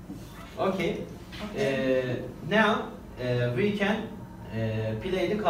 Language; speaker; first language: English; non-native, learner; Turkish